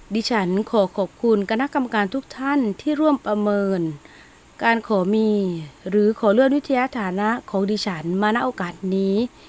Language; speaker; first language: Thai; non-native, local second language; Malay